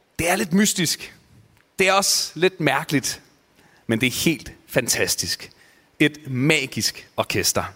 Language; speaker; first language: Danish; native; Danish